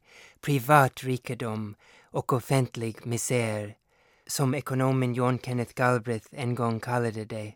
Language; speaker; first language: Swedish; non-native, fluent; English